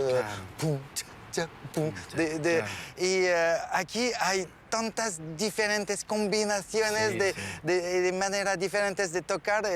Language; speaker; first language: Spanish; non-native, learner; French